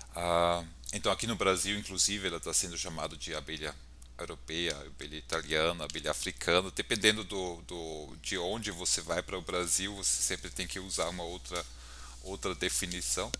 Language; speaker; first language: Portuguese; non-native, fluent; German